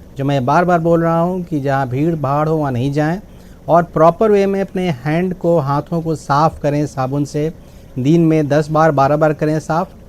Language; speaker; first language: Hindi; native; Hindi